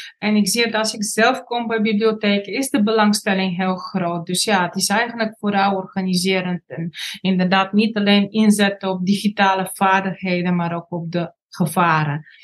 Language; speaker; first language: Dutch; non-native, fluent; Bulgarian